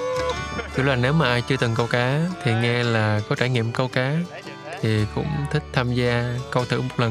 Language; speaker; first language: Vietnamese; native; Vietnamese